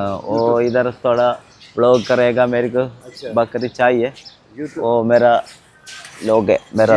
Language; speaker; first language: Hindi; non-native, local second language; Malayalam